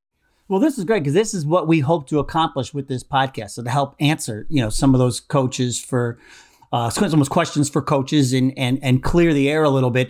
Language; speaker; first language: English; native; English